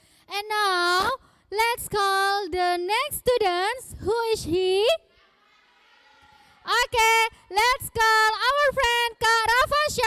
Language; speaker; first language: English; non-native, fluent; Indonesian